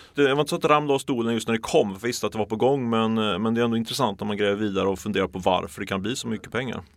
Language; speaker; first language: Swedish; native; Swedish